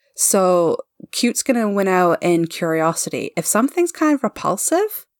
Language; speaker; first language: English; native; English